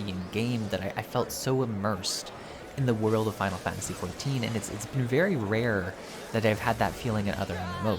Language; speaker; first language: English; native; English